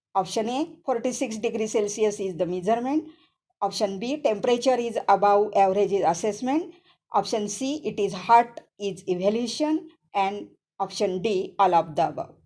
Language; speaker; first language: English; non-native, local second language; Marathi